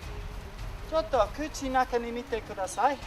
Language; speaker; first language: Japanese; non-native, learner; English